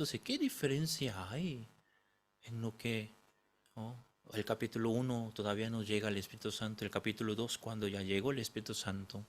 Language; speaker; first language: Spanish; non-native, fluent; Korean